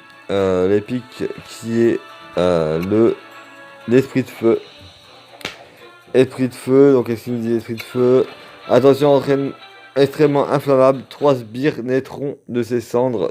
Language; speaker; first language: French; native; French